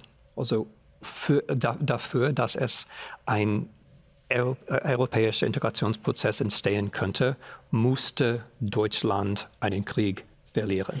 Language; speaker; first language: German; non-native, fluent; English